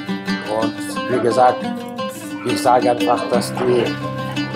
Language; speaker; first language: German; non-native, fluent; Turkish